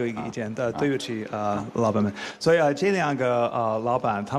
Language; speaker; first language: Chinese; non-native, learner; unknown